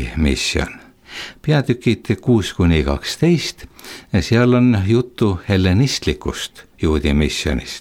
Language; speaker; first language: Estonian; native; Estonian